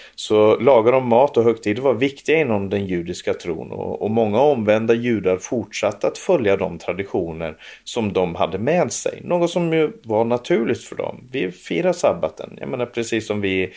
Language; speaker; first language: Swedish; native; Swedish